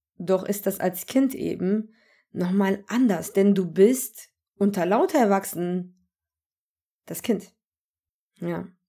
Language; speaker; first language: German; early bilingual, other home language; Turkish